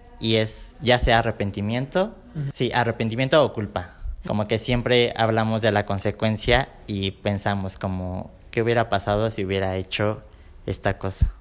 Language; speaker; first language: Spanish; native; Spanish